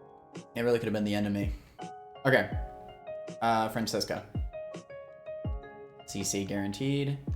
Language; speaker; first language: English; native; English